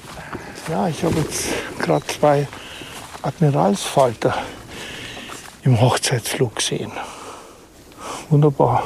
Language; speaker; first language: German; native; German